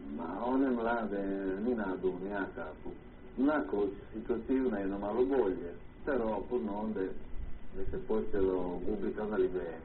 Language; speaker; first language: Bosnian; early bilingual, heritage; Croatian